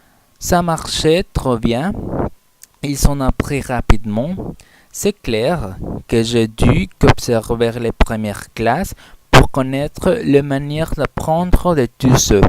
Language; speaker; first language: French; non-native, learner; Spanish